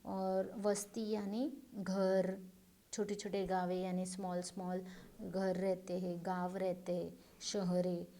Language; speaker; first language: Hindi; non-native, local second language; Marathi